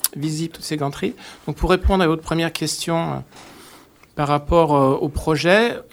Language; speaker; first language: French; native; French